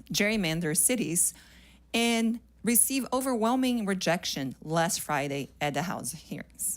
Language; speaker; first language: English; non-native, fluent; Portuguese